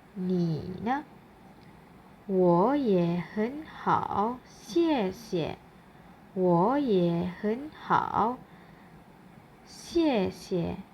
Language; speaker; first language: Chinese; non-native, fluent; Malay